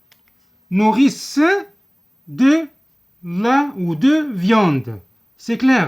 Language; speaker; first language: French; non-native, local second language; Arabic